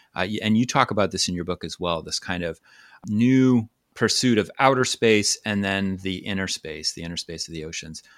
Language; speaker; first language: English; native; English